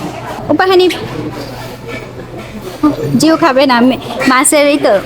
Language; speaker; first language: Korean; non-native, learner; Bangla